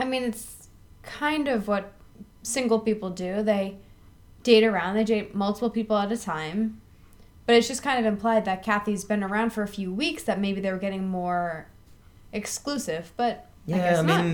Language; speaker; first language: English; native; English